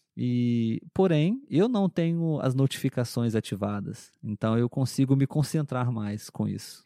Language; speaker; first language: Portuguese; native; Portuguese